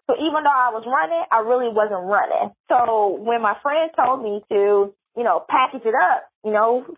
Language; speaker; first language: English; native; English